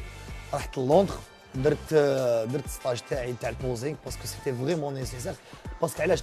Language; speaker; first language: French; non-native, local second language; Arabic